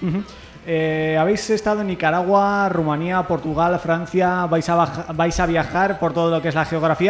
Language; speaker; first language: Spanish; native; Spanish